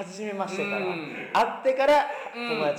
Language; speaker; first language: Japanese; native; Japanese